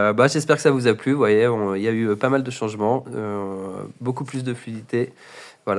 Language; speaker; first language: French; native; French